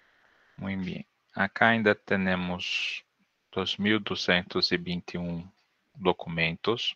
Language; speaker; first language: Spanish; non-native, learner; Portuguese